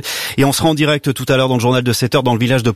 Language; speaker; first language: French; native; French